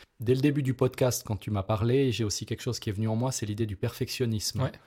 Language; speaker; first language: French; native; French